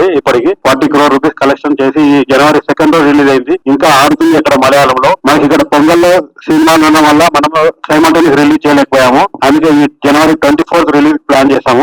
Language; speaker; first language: Telugu; native; Telugu